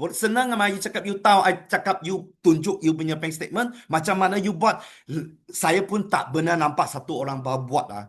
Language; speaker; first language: Malay; non-native, local second language; Chinese